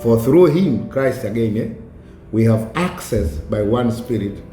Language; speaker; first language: English; non-native, local second language; Swahili